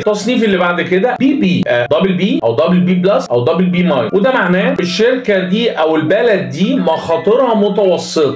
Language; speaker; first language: Arabic; native; Arabic